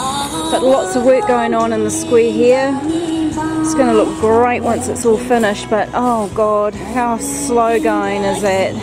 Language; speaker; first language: English; native; English